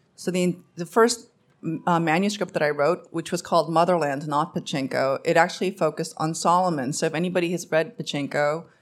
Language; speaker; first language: English; early bilingual, other home language; Korean